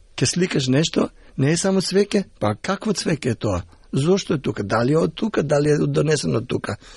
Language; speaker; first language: Macedonian; early bilingual, heritage; Macedonian